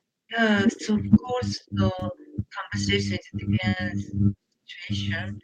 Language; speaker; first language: English; non-native, learner; Japanese